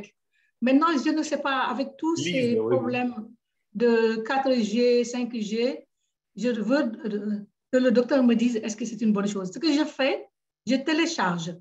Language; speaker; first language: French; native; French